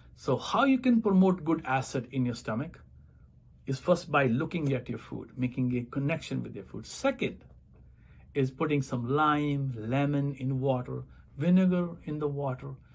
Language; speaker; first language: English; non-native, local second language; Punjabi